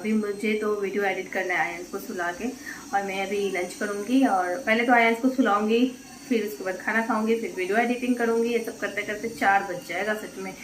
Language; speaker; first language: Hindi; native; Hindi